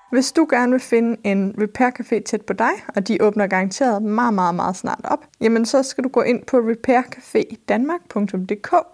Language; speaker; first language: Danish; native; Danish